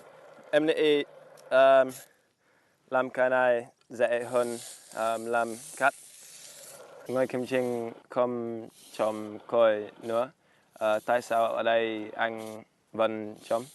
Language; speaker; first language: Vietnamese; non-native, learner; English